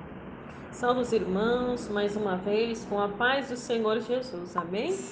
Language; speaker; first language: Portuguese; native; Portuguese